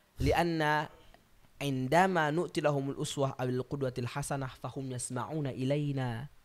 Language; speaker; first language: Arabic; non-native, learner; Indonesian